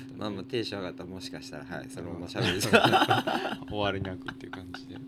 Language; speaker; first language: Japanese; native; Japanese